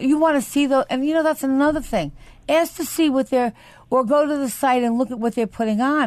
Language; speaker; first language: English; native; English